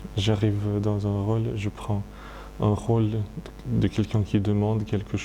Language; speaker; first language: French; non-native, fluent; Russian